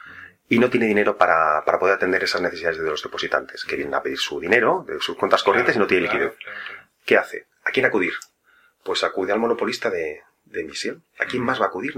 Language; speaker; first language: Spanish; native; Spanish